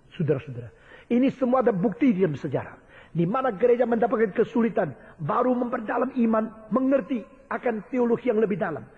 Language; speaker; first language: Indonesian; early bilingual, other home language; Chinese